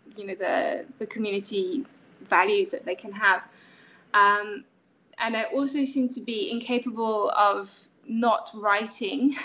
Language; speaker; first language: English; non-native, fluent; French